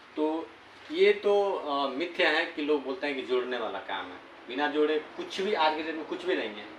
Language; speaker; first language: Hindi; native; Hindi